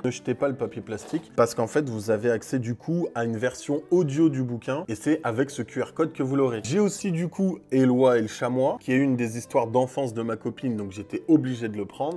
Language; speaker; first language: French; native; French